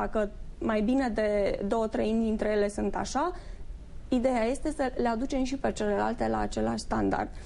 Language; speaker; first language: Romanian; native; Romanian